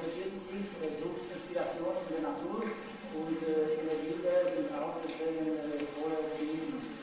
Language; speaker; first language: German; non-native, learner; Czech